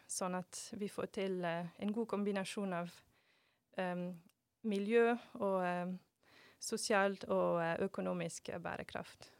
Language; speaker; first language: Norwegian; non-native, fluent; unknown